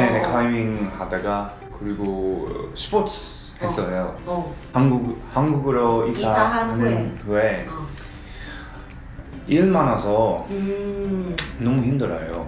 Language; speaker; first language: Korean; non-native, learner; English